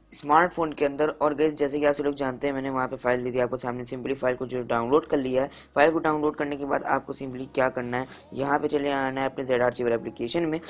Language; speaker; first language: Hindi; native; Hindi